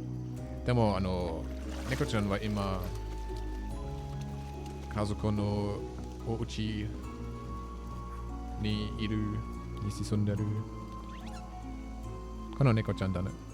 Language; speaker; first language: Japanese; non-native, learner; German